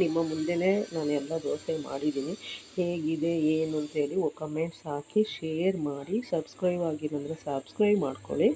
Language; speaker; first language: Kannada; native; Kannada